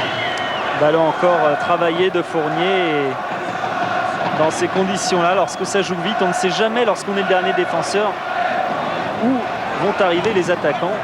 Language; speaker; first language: French; native; French